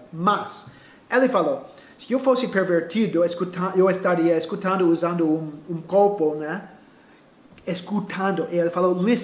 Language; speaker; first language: Portuguese; non-native, fluent; English